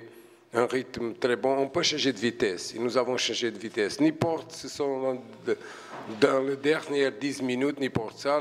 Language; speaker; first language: French; non-native, fluent; Portuguese